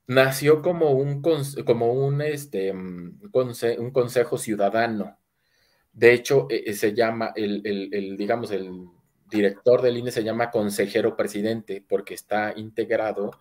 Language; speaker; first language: Spanish; native; Spanish